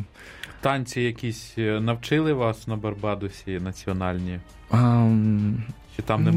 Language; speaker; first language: Ukrainian; native; Ukrainian